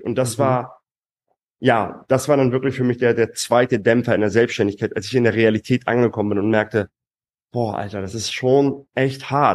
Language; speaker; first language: German; native; German